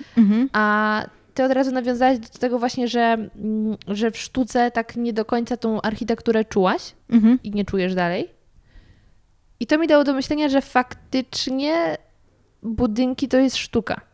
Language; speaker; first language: Polish; native; Polish